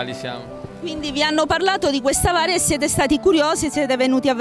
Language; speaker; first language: Italian; native; Italian